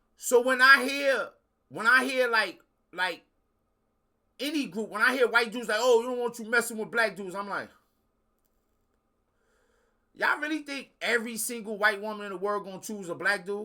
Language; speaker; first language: English; native; English